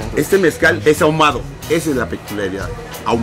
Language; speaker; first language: Spanish; native; Spanish